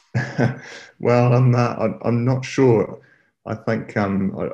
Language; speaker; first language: English; native; English